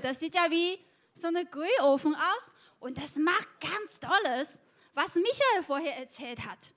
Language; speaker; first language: German; non-native, fluent; Chinese